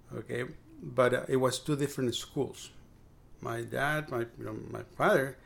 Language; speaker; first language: English; non-native, fluent; Spanish